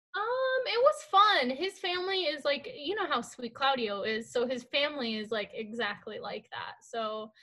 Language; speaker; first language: English; early bilingual, other home language; Korean